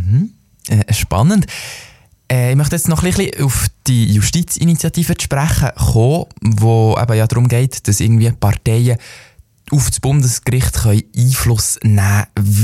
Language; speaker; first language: German; native; German